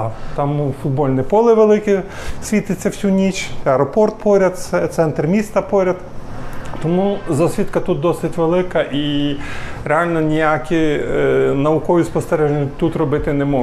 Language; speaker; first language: Ukrainian; native; Ukrainian